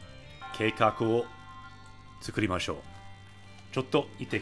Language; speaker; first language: Japanese; non-native, fluent; English